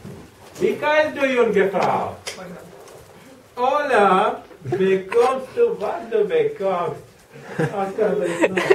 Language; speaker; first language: German; non-native, learner; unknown